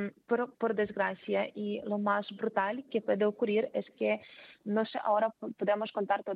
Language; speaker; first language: Spanish; non-native, fluent; Ukrainian